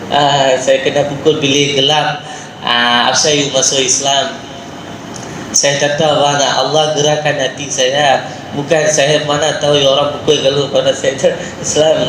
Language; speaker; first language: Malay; non-native, local second language; Tamil